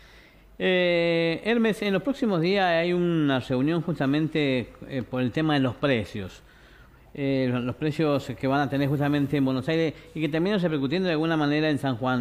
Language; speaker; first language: Spanish; native; Spanish